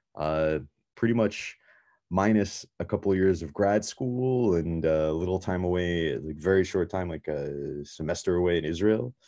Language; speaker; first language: English; native; English